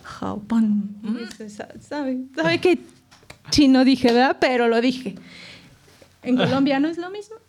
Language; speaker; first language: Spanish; native; Spanish